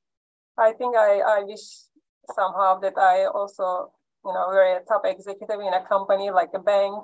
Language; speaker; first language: English; non-native, fluent; Turkish